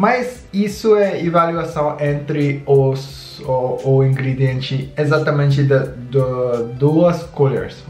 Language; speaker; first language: Portuguese; non-native, learner; English